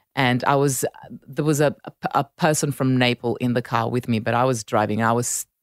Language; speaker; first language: English; non-native, fluent; Italian